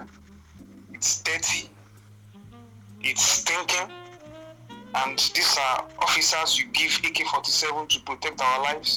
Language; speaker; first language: English; non-native, local second language; Igbo